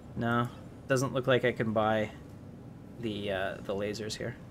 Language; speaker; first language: English; native; English